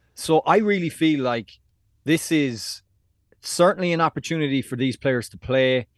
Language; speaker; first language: English; native; English